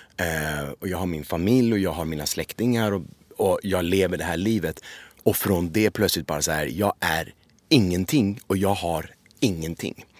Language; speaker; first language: Swedish; early bilingual, other home language; Persian